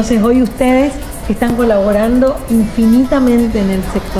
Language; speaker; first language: Spanish; native; Spanish